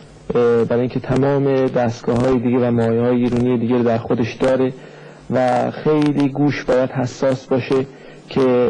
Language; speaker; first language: Persian; native; Persian